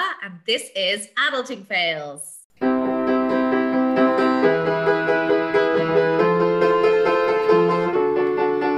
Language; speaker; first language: English; native; English